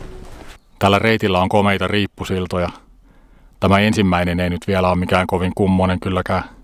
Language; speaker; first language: Finnish; native; Finnish